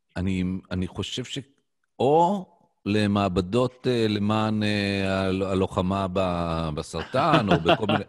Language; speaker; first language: Hebrew; native; Hebrew